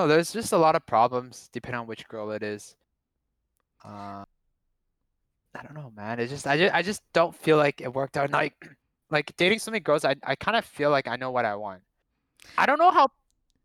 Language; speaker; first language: English; non-native, fluent; Cantonese